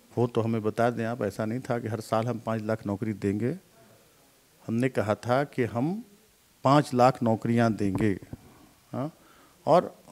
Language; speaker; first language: Hindi; native; Hindi